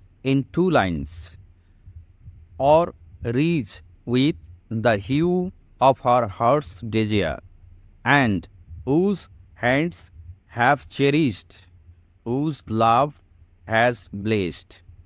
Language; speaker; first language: English; non-native, local second language; Bangla